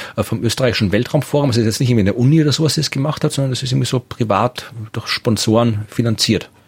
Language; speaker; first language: German; native; German